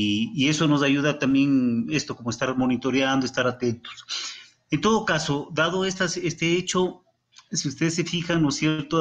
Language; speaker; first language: Spanish; native; Spanish